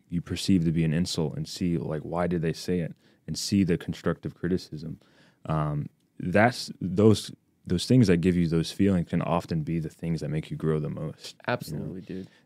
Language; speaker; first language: English; native; English